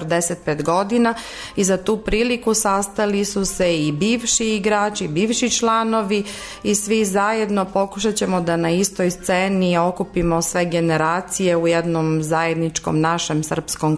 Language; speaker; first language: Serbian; early bilingual, heritage; Serbian